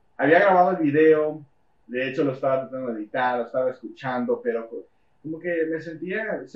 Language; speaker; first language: Spanish; early bilingual, heritage; Spanish